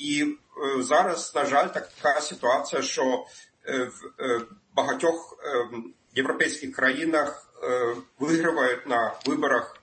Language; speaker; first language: Ukrainian; non-native, fluent; German